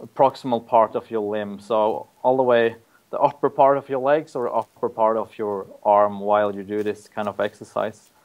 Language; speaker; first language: English; non-native, fluent; Norwegian